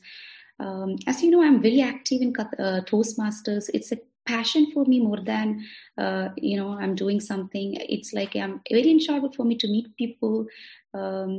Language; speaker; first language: English; non-native, local second language; Malayalam